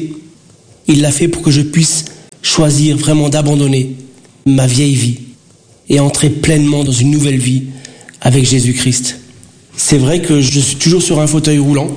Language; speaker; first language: French; early bilingual, other home language; Portuguese